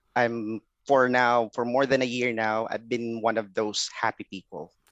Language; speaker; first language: English; non-native, local second language; Filipino